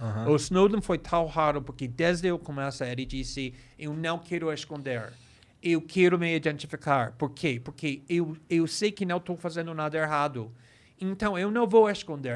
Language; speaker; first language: Portuguese; non-native, fluent; English